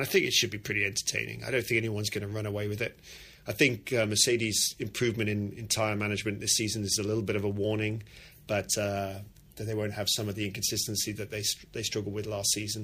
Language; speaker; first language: English; native; English